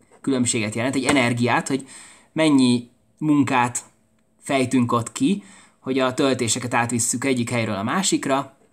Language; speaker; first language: Hungarian; native; Hungarian